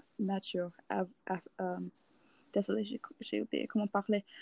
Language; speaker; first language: French; non-native, learner; English